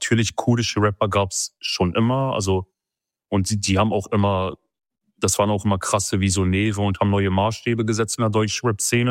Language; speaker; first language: German; early bilingual, other home language; Kurdish